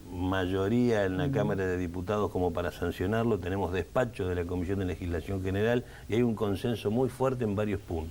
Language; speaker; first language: Spanish; native; Spanish